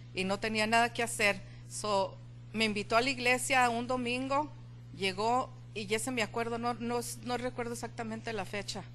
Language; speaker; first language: Spanish; native; Spanish